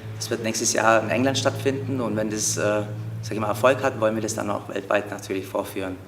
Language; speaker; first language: German; early bilingual, other home language; Turkish